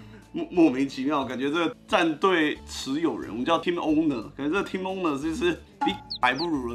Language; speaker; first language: Chinese; native; Chinese